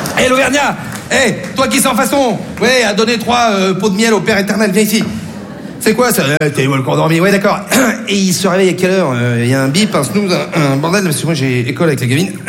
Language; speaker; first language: French; native; French